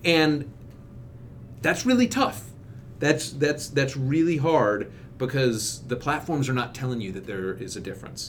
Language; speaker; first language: English; native; English